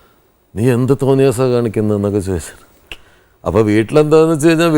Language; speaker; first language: Malayalam; native; Malayalam